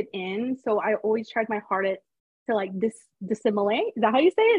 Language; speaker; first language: English; native; English